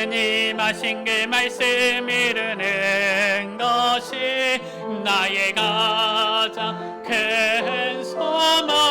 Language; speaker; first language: Korean; native; Korean